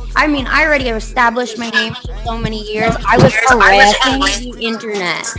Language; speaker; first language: English; native; English